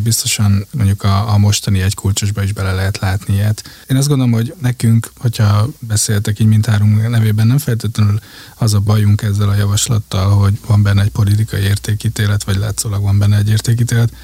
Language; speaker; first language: Hungarian; native; Hungarian